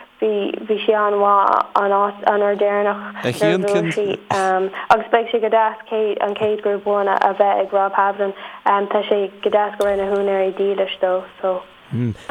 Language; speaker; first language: Irish; non-native, local second language; English